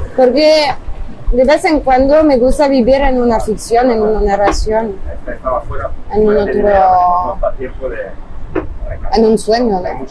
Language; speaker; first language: Spanish; non-native, fluent; French